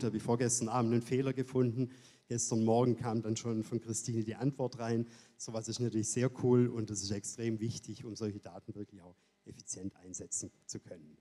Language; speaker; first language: German; native; German